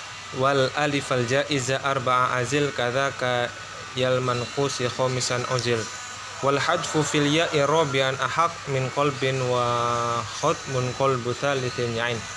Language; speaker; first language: Arabic; non-native, learner; Indonesian